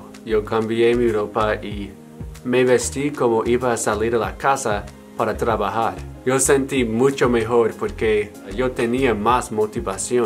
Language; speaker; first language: Spanish; non-native, learner; English